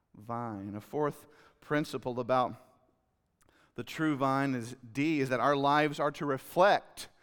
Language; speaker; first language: English; native; English